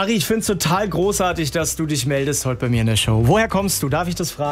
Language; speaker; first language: German; native; German